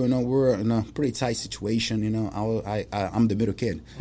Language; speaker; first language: English; non-native, fluent; Portuguese